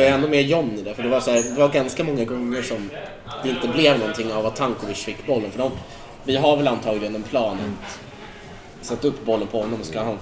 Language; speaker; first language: Swedish; native; Swedish